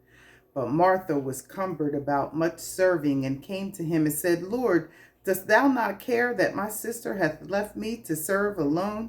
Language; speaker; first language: English; native; English